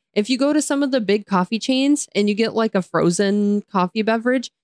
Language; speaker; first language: English; native; English